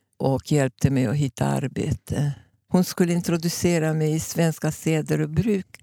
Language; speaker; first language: Swedish; non-native, fluent; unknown